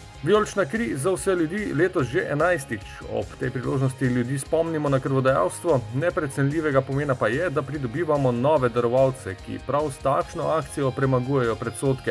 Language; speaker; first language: Slovenian; native; Slovenian